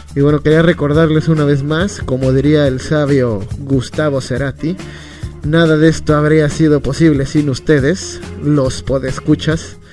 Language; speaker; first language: Spanish; native; Spanish